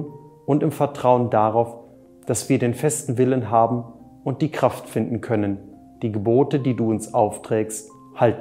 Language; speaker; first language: German; native; German